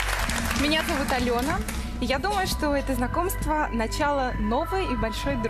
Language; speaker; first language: Russian; native; Russian